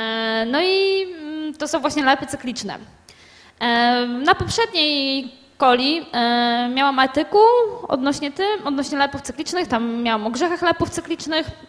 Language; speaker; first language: Polish; native; Polish